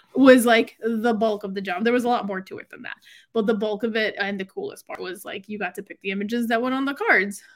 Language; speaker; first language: English; native; English